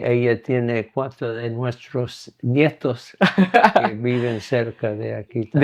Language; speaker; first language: Spanish; non-native, fluent; English